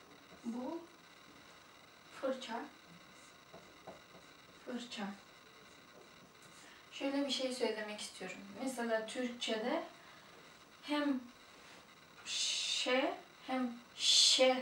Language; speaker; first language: Turkish; non-native, fluent; Russian